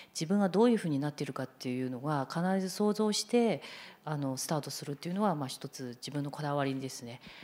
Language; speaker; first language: Japanese; non-native, fluent; Chinese